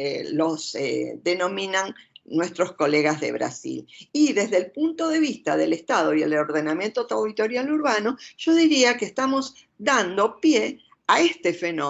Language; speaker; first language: Spanish; native; Spanish